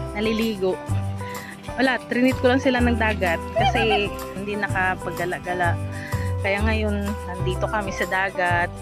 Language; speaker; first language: Filipino; non-native, local second language; Cebuano